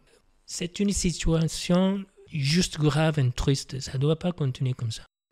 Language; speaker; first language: French; non-native, fluent; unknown